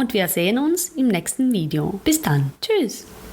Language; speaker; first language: German; non-native, fluent; Ukrainian